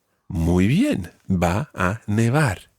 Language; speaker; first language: Spanish; non-native, fluent; English